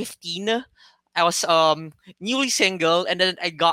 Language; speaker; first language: English; non-native, local second language; Filipino